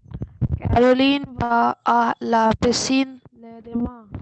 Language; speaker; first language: French; non-native, learner; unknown